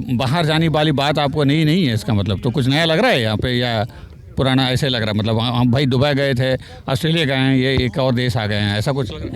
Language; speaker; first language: Hindi; non-native, local second language; Telugu